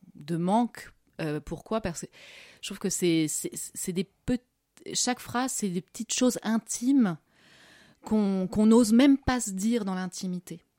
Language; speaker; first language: French; native; French